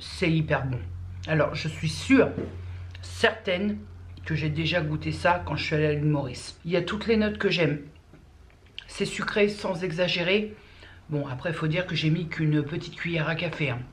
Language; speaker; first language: French; native; French